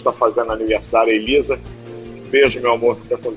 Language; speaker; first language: Portuguese; native; Portuguese